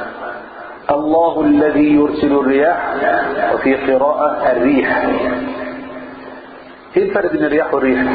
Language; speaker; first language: Arabic; native; Arabic